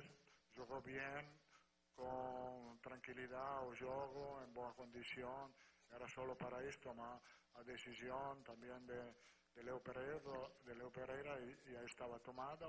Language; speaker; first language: Portuguese; non-native, fluent; Spanish